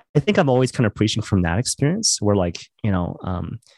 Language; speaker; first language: English; native; English